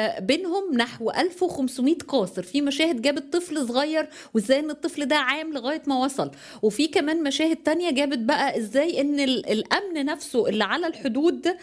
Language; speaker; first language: Arabic; native; Arabic